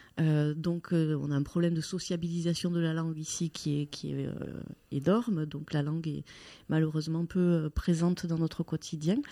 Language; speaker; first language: French; native; French